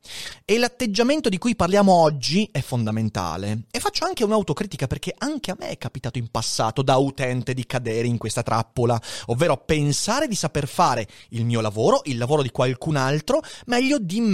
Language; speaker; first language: Italian; native; Italian